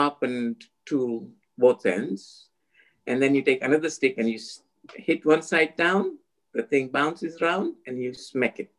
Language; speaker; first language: English; non-native, local second language; Gujarati